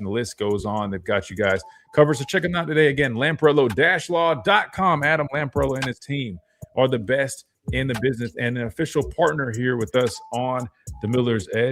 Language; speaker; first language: English; native; English